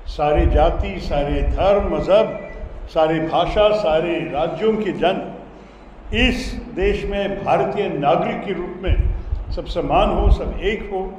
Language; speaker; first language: Hindi; non-native, local second language; Malayalam